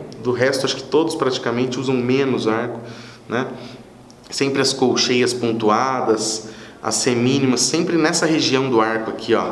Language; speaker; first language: Portuguese; native; Portuguese